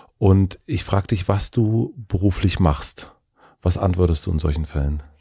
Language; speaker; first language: German; native; German